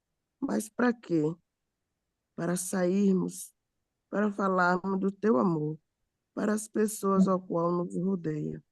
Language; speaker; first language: Portuguese; native; Portuguese